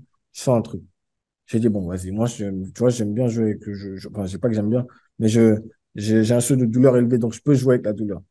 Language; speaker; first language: French; native; French